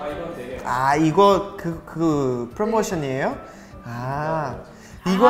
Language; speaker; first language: Korean; non-native, learner; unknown